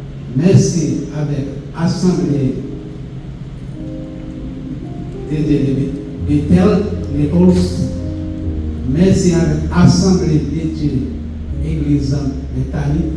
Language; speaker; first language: French; non-native, local second language; Haitian Creole